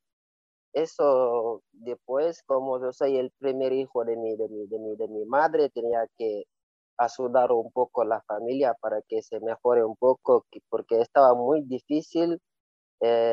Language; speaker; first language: Spanish; non-native, learner; Wolof